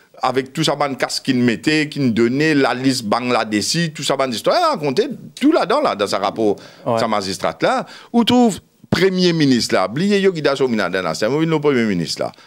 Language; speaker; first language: French; non-native, local second language; Morisyen